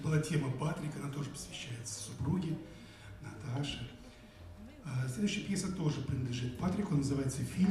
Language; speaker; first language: Russian; native; Russian